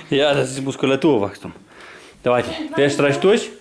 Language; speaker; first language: German; native; German